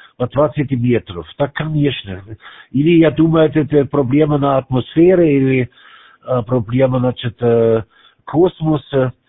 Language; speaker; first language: Russian; non-native, learner; German